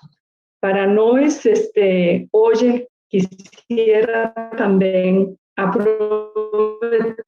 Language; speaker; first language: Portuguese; non-native, learner; Spanish